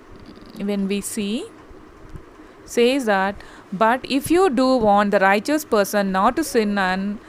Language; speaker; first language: English; non-native, local second language; Tamil